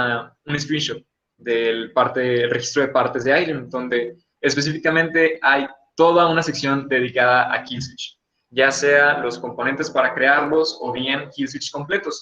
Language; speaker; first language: Spanish; native; Spanish